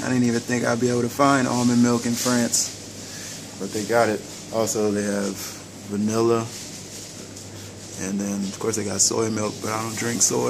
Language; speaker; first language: English; native; English